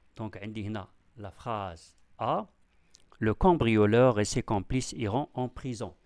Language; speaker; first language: French; non-native, local second language; Arabic